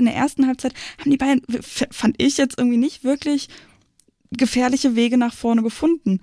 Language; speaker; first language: German; native; German